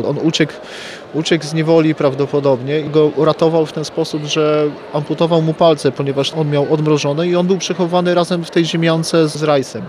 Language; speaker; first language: Polish; native; Polish